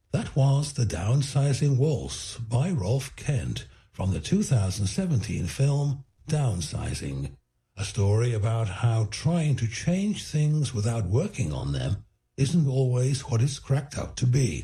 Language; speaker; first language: English; native; English